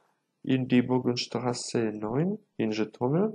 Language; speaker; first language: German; non-native, fluent; Ukrainian